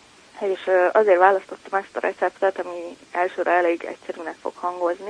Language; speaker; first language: Hungarian; native; Hungarian